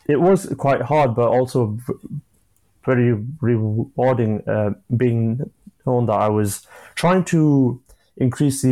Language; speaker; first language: English; native; English